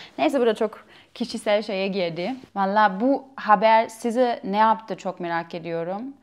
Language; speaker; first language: Turkish; non-native, fluent; German